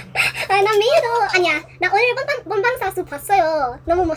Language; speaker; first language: Korean; non-native, learner; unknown